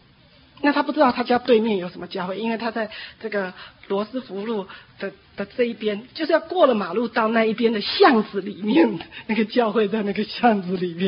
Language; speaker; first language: Chinese; native; Chinese